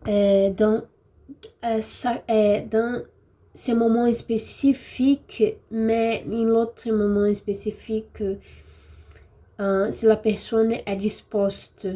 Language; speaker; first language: French; non-native, learner; Portuguese